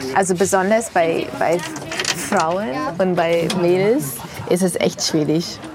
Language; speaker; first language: German; non-native, fluent; English